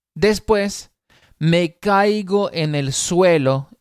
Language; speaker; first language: Spanish; non-native, fluent; English